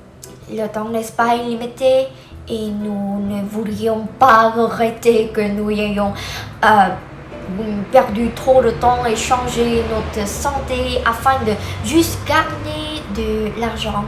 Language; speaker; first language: French; non-native, learner; Vietnamese